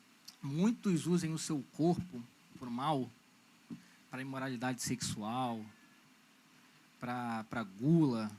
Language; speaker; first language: Portuguese; native; Portuguese